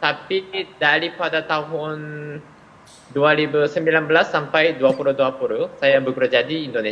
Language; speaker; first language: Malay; non-native, fluent; Japanese